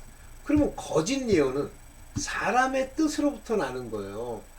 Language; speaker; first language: Korean; native; Korean